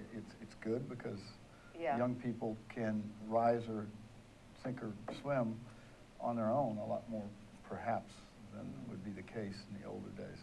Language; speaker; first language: English; native; English